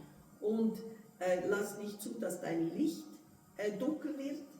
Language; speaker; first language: German; non-native, fluent; Portuguese